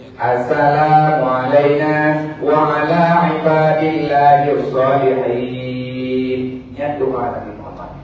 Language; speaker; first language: Malay; non-native, local second language; Achinese